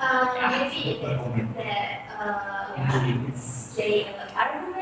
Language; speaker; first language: English; non-native, learner; Indonesian